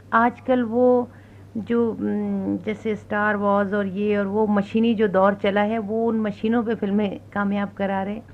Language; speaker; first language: Urdu; native; Urdu